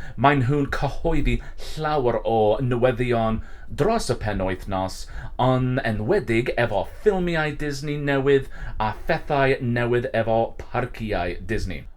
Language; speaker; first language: Welsh; non-native, learner; English